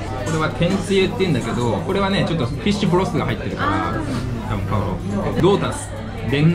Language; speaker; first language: Japanese; native; Japanese